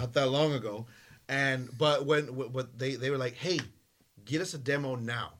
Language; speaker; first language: English; early bilingual, other home language; Spanish